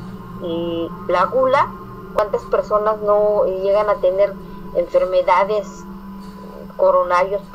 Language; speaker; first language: Spanish; native; Spanish